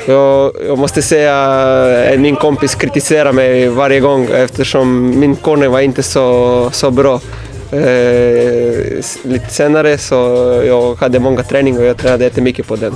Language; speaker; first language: Swedish; non-native, learner; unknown